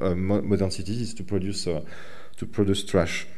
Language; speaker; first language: English; non-native, fluent; French